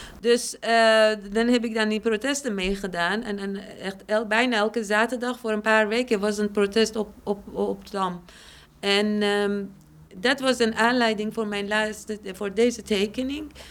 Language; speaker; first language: Dutch; non-native, fluent; Persian